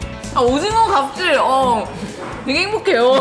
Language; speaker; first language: Korean; native; Korean